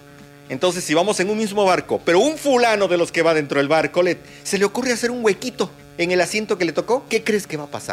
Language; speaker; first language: Spanish; native; Spanish